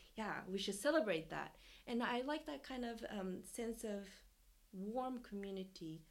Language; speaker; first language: English; non-native, fluent; Japanese